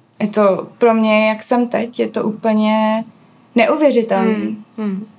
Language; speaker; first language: Czech; early bilingual, other home language; English